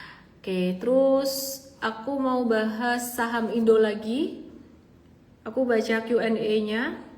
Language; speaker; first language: Indonesian; native; Indonesian